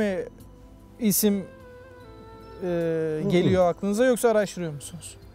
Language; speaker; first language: Turkish; native; Turkish